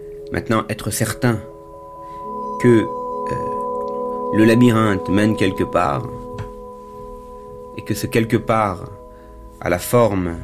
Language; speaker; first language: French; native; French